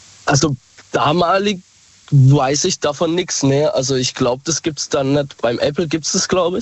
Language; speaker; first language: German; native; German